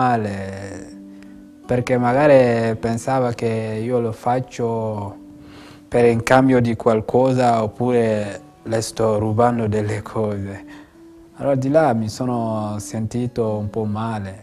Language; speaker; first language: Italian; non-native, fluent; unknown